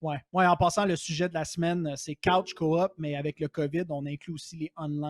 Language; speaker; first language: French; native; French